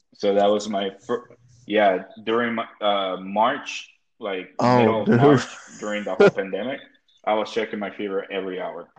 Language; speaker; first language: English; early bilingual, other home language; Spanish